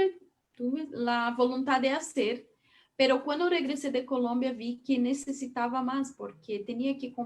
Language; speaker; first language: Spanish; non-native, learner; Portuguese